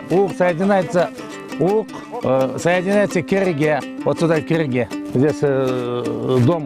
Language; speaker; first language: Russian; non-native, local second language; Kyrgyz